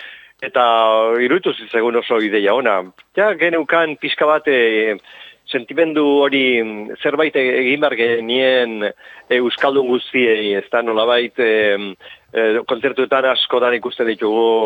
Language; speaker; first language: Basque; non-native, local second language; Spanish